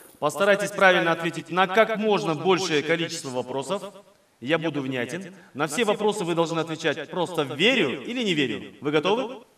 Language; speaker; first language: Russian; non-native, local second language; Kyrgyz